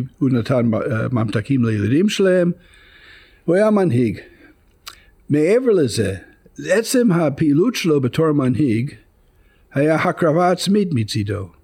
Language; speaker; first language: Hebrew; non-native, fluent; English